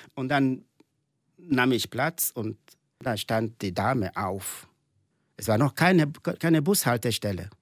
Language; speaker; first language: German; non-native, fluent; Igbo